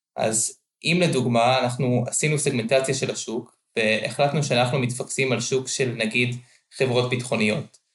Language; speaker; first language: Hebrew; native; Hebrew